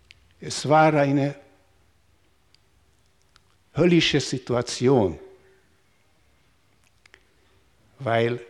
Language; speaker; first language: German; non-native, fluent; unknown